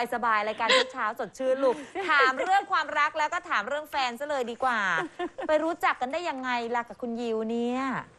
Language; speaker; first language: Thai; native; Thai